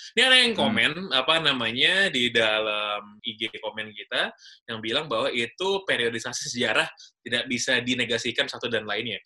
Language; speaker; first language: Indonesian; native; Indonesian